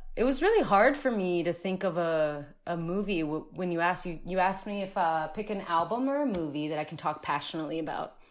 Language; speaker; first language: English; early bilingual, other home language; Spanish